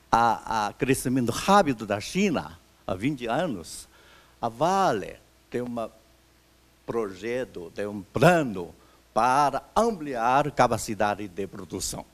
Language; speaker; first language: Portuguese; non-native, fluent; Chinese